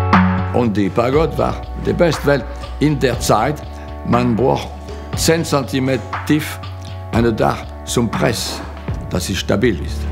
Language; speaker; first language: German; non-native, fluent; French